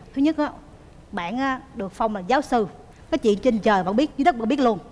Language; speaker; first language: Vietnamese; native; Vietnamese